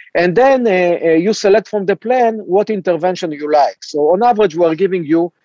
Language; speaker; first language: English; non-native, fluent; Hebrew